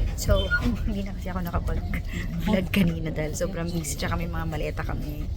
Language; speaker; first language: Filipino; native; Filipino